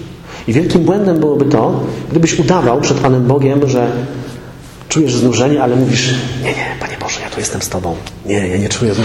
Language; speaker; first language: Polish; native; Polish